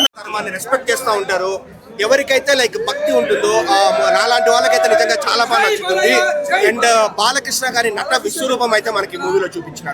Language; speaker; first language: Telugu; native; Telugu